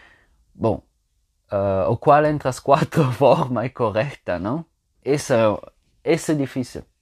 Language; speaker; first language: Portuguese; non-native, fluent; Italian